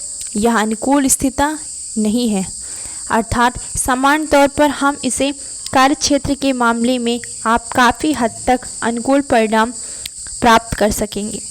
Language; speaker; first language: Hindi; native; Hindi